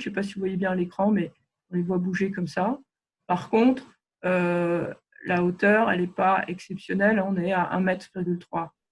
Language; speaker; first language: French; native; French